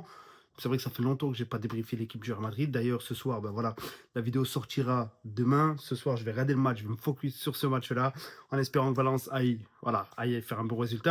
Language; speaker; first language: French; native; French